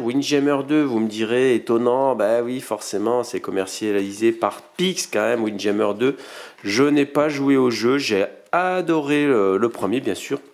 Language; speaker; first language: French; native; French